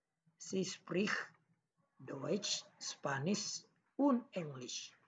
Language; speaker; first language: German; non-native, learner; Indonesian